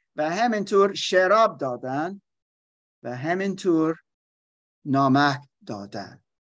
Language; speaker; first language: Persian; non-native, learner; German